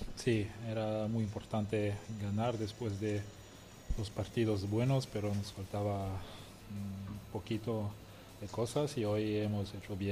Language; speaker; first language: Spanish; non-native, fluent; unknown